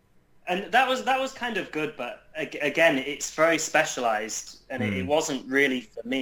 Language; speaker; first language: English; native; English